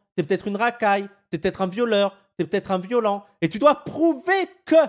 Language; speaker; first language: French; native; French